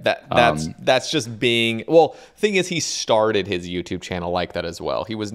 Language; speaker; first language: English; native; English